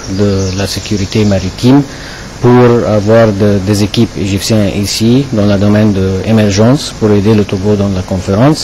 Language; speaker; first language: French; non-native, fluent; Arabic